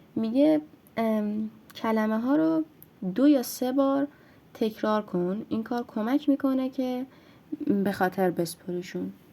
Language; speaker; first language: Persian; native; Persian